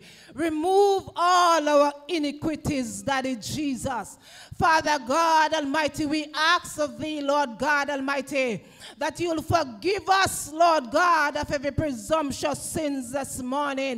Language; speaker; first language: English; non-native, local second language; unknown